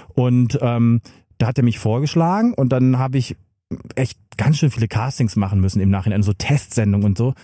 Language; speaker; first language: German; native; German